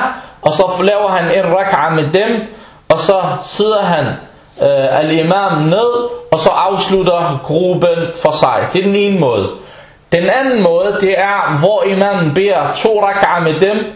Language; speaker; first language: Danish; non-native, fluent; Arabic